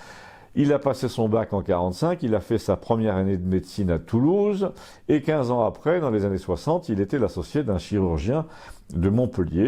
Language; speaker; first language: French; native; French